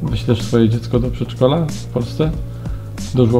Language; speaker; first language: Polish; native; Polish